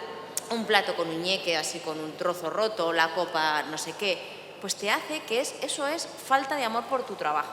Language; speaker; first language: Spanish; native; Spanish